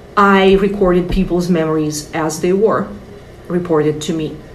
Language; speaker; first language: English; non-native, fluent; Russian